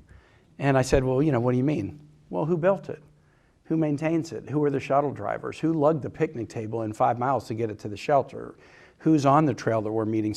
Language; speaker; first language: English; native; English